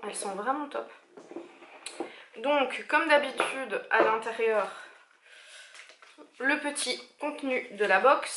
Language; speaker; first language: French; native; French